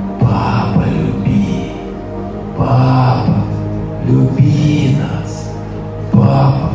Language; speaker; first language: Russian; native; Russian